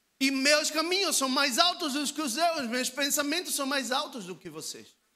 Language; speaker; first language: Portuguese; non-native, fluent; Spanish